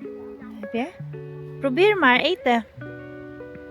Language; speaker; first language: Dutch; non-native, learner; Filipino